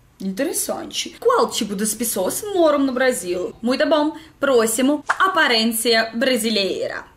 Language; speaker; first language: Portuguese; non-native, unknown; Russian